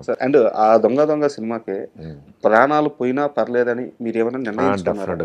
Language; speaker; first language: Telugu; native; Telugu